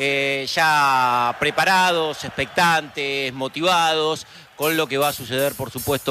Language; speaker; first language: Spanish; native; Spanish